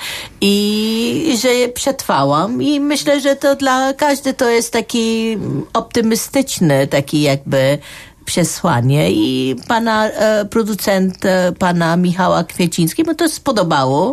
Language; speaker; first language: Polish; non-native, fluent; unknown